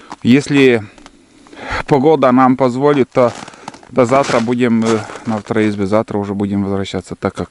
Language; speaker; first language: Russian; native; Russian